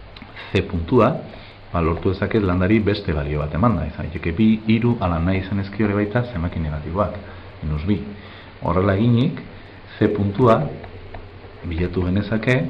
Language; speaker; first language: Basque; native; Basque